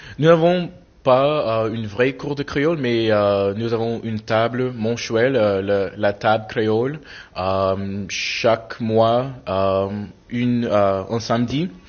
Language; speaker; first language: French; non-native, fluent; English